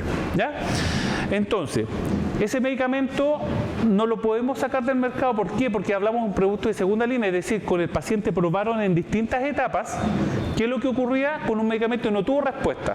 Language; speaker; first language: Spanish; native; Spanish